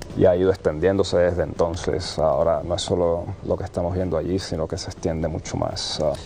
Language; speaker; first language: Spanish; native; Spanish